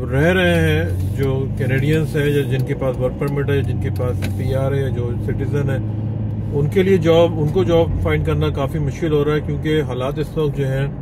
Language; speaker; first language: Urdu; native; Urdu